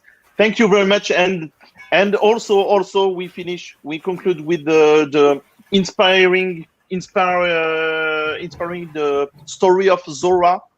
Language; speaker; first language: English; non-native, fluent; French